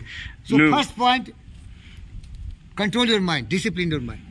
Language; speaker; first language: Telugu; non-native, local second language; Hindi